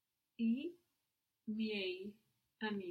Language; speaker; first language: Italian; non-native, learner; English